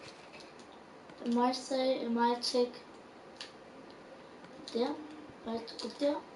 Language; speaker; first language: Danish; non-native, learner; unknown